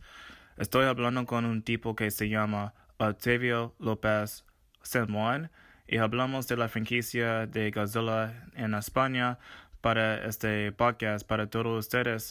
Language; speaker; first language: Spanish; non-native, fluent; English